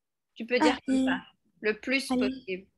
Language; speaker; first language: French; non-native, fluent; Spanish